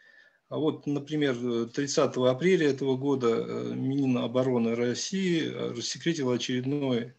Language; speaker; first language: Russian; native; Russian